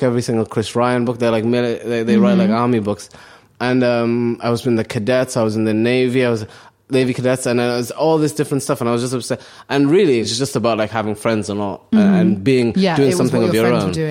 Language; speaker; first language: English; early bilingual, other home language; Somali